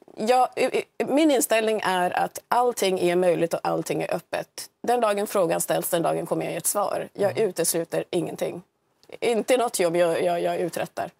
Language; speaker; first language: Swedish; early bilingual, other home language; Swahili